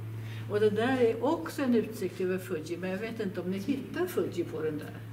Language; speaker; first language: Swedish; native; Swedish